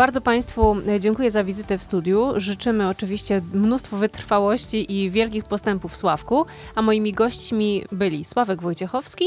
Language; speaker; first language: Polish; native; Polish